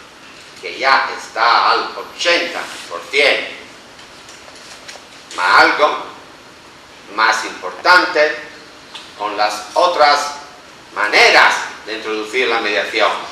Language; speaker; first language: Spanish; non-native, fluent; Italian